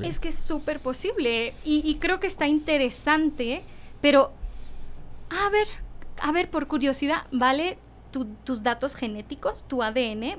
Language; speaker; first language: Spanish; early bilingual, heritage; Spanish